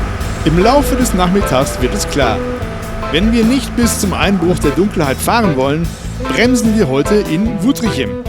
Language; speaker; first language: German; native; German